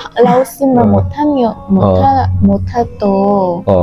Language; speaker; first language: Korean; non-native, learner; Hmong